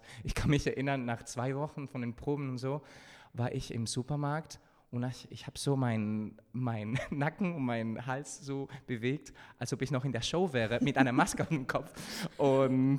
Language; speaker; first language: German; non-native, fluent; Spanish